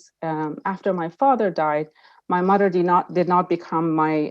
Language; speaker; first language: English; non-native, fluent; Persian